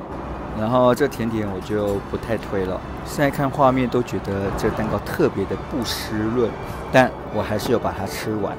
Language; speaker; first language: Chinese; native; Chinese